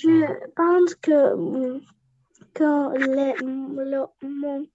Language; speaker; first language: French; non-native, learner; Russian